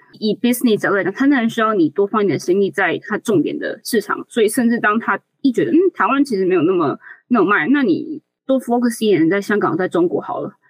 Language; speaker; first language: Chinese; native; Chinese